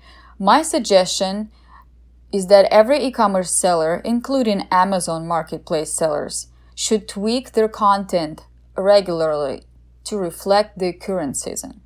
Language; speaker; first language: English; non-native, fluent; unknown